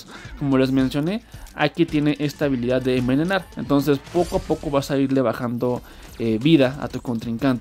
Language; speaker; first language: Spanish; native; Spanish